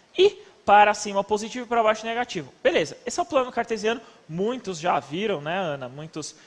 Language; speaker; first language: Portuguese; native; Portuguese